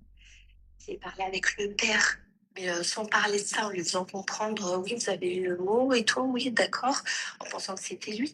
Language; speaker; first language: French; native; French